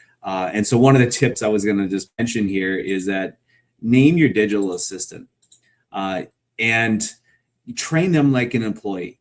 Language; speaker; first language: English; native; English